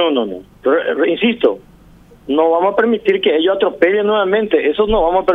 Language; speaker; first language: Spanish; native; Spanish